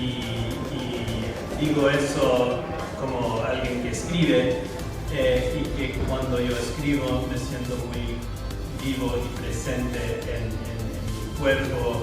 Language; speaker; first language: Spanish; non-native, fluent; English